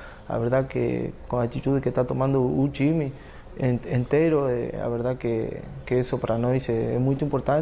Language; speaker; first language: Portuguese; non-native, fluent; Spanish